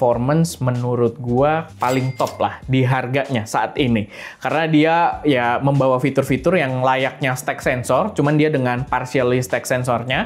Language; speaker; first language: Indonesian; native; Indonesian